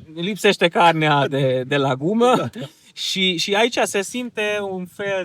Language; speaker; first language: Romanian; non-native, local second language; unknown